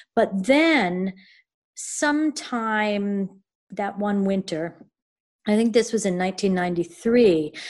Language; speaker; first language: English; native; English